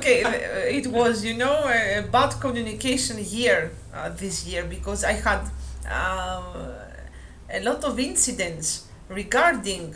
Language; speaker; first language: English; non-native, fluent; Greek